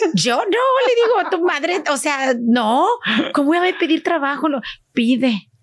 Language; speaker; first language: Spanish; native; Spanish